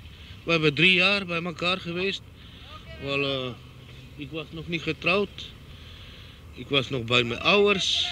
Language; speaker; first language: Dutch; non-native, local second language; Romany